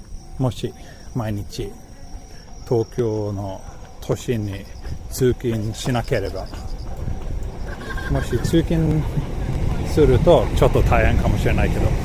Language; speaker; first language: Japanese; non-native, learner; Swedish